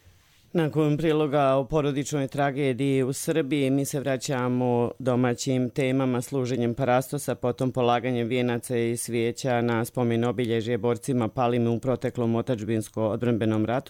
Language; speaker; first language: Croatian; native; Croatian